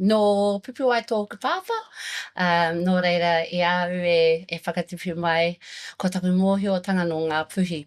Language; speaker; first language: Māori; non-native, learner; English